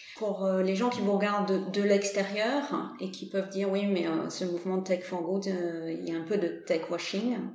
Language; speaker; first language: French; native; French